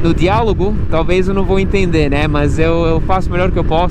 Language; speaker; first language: Portuguese; early bilingual, heritage; Portuguese